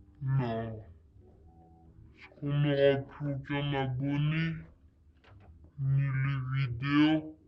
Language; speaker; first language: French; native; French